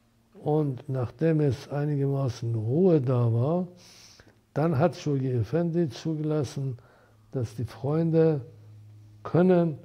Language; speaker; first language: German; non-native, fluent; Persian